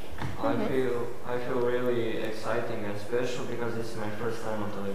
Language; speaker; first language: English; non-native, learner; Croatian